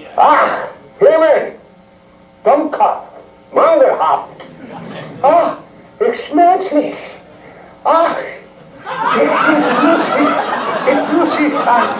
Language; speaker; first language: German; non-native, learner; English